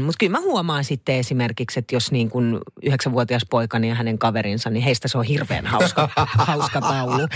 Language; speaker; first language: Finnish; native; Finnish